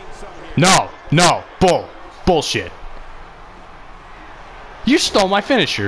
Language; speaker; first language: English; native; English